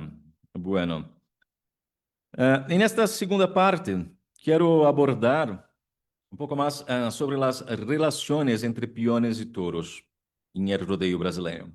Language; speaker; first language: Spanish; non-native, fluent; Portuguese